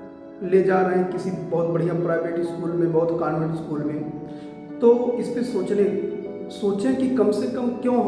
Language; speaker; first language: Hindi; native; Hindi